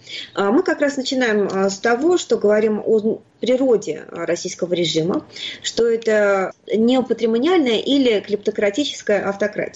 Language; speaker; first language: Russian; native; Russian